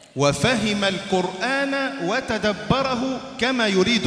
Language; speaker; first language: Arabic; native; Arabic